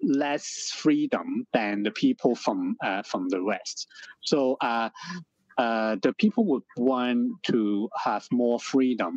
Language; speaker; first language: English; non-native, local second language; Cantonese